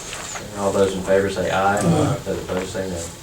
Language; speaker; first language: English; native; English